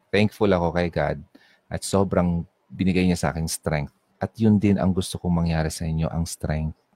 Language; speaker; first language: Filipino; non-native, local second language; Bikol